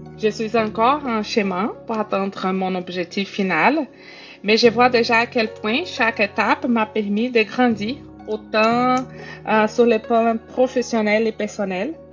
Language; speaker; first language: French; non-native, fluent; Portuguese